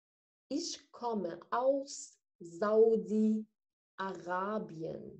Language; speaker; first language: German; non-native, fluent; Arabic